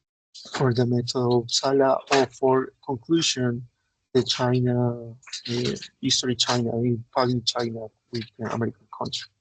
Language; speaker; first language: English; non-native, learner; Spanish